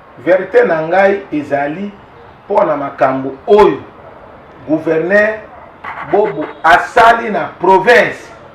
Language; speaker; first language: Lingala; native; Lingala